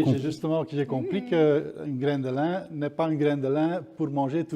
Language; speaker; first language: French; non-native, fluent; Dutch